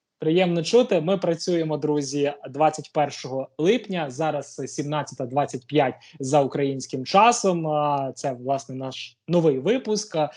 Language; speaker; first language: Ukrainian; native; Ukrainian